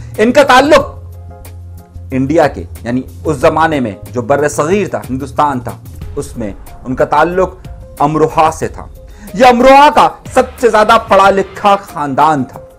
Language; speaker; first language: Urdu; native; Urdu